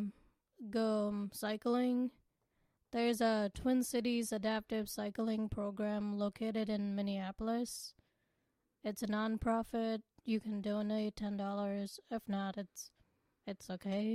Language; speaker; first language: English; non-native, local second language; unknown